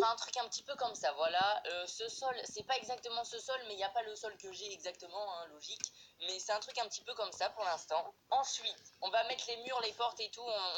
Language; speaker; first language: French; native; French